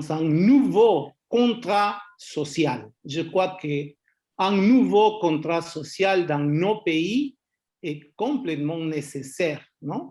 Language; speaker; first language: French; non-native, fluent; Spanish